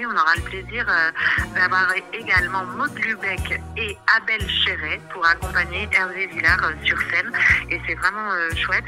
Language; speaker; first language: French; native; French